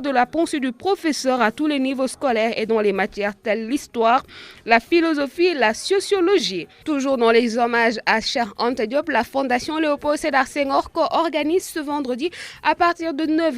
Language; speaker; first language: French; non-native, local second language; Wolof